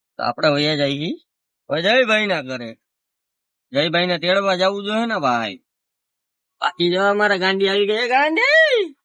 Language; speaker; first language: Gujarati; native; Gujarati